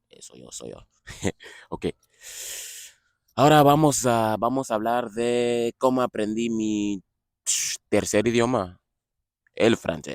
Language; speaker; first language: Spanish; non-native, fluent; English